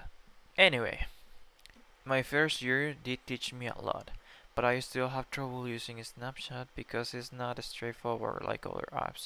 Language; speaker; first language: English; non-native, fluent; Spanish